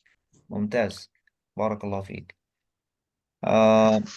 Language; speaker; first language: Arabic; non-native, fluent; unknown